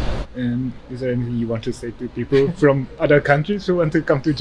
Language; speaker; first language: English; non-native, fluent; Japanese